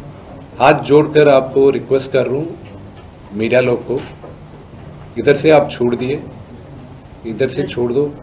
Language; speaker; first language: Hindi; non-native, local second language; Telugu